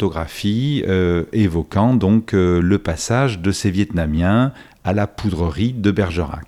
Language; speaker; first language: French; native; French